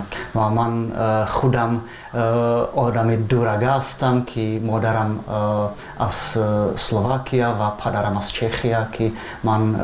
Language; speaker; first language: Persian; non-native, fluent; Slovak